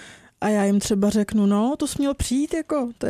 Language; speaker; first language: Czech; native; Czech